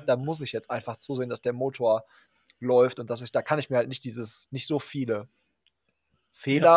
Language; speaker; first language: German; native; German